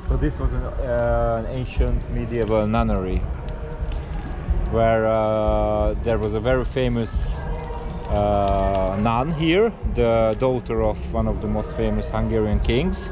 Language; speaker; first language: English; non-native, fluent; Hungarian